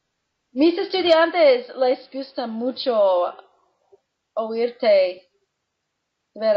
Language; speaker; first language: Spanish; non-native, fluent; English